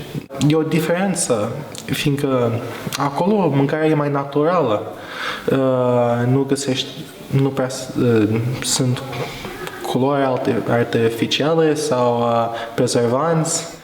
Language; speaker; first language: Romanian; early bilingual, heritage; English